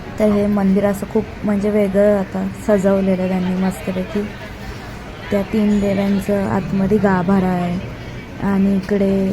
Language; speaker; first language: Marathi; native; Marathi